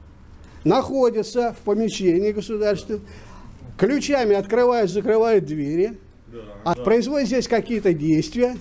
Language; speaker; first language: Russian; native; Russian